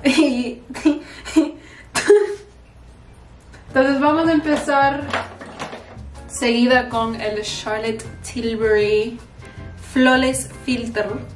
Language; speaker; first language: Spanish; early bilingual, heritage; Spanish